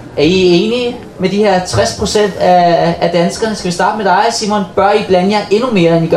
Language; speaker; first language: Danish; native; Danish